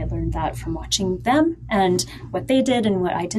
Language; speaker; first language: English; native; English